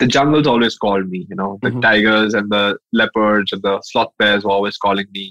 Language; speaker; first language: English; non-native, local second language; Hindi